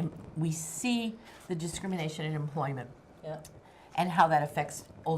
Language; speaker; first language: English; native; English